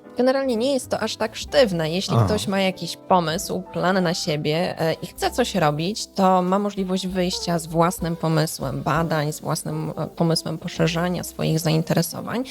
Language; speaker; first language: Polish; native; Polish